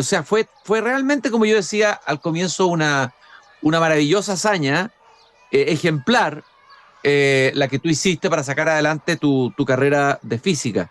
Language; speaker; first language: Spanish; native; Spanish